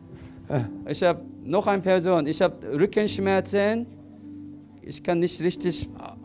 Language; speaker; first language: German; non-native, learner; Korean